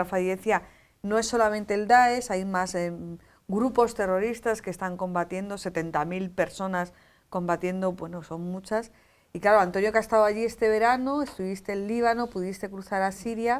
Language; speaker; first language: Spanish; native; Spanish